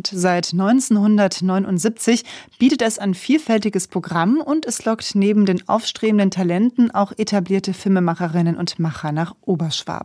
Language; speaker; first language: German; native; German